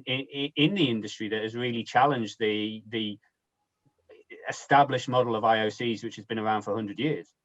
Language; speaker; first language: English; native; English